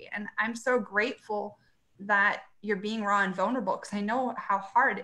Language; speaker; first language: English; native; English